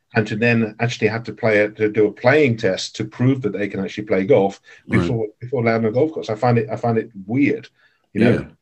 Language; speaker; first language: English; native; English